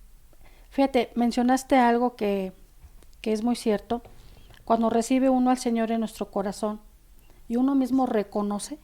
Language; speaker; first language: Spanish; native; Spanish